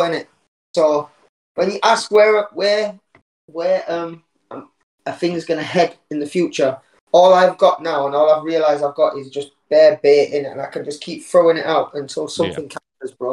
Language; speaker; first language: English; native; English